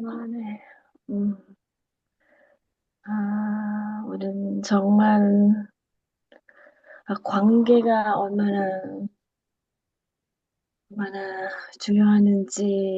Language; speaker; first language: Korean; non-native, learner; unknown